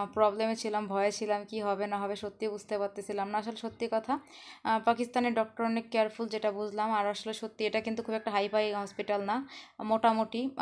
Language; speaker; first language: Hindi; non-native, learner; Bangla